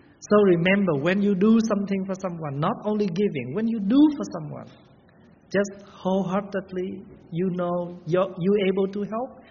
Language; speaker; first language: English; non-native, learner; Vietnamese